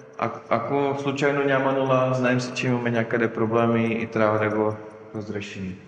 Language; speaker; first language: Bulgarian; non-native, fluent; Czech